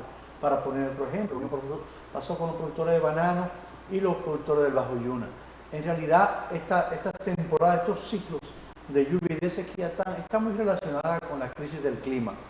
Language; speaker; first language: Spanish; native; Spanish